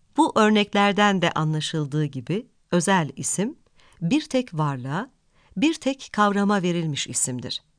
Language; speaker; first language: Turkish; native; Turkish